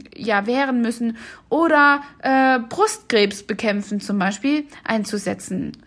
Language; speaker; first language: German; native; German